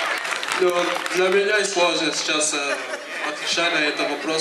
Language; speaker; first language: Russian; non-native, learner; Portuguese